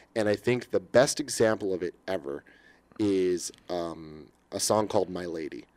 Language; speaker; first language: English; native; English